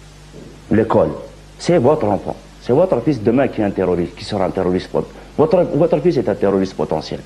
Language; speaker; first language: French; non-native, local second language; Kabyle